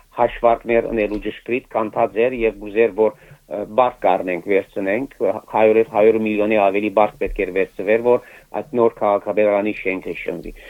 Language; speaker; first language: Armenian; early bilingual, heritage; Armenian